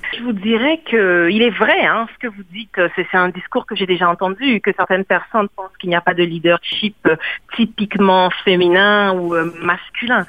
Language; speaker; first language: French; non-native, local second language; Kongo